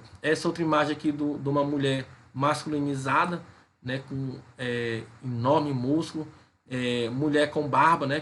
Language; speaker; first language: Portuguese; native; Portuguese